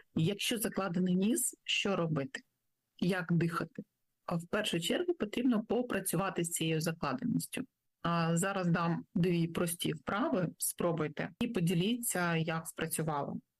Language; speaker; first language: Ukrainian; native; Ukrainian